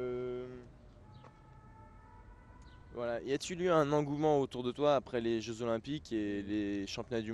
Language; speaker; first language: French; native; French